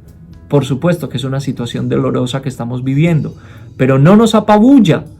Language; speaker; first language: Spanish; native; Spanish